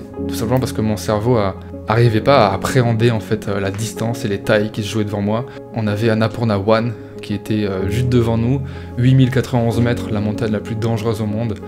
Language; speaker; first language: French; native; French